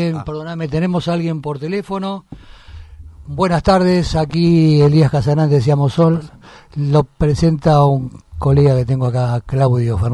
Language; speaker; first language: Spanish; native; Spanish